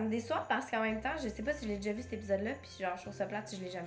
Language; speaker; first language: French; native; French